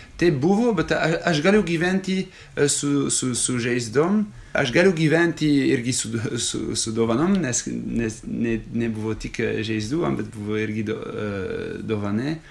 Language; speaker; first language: Lithuanian; non-native, fluent; French